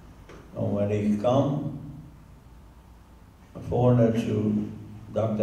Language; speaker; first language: German; non-native, learner; Hungarian